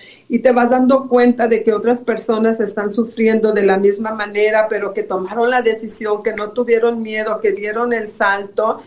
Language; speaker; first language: Spanish; native; Spanish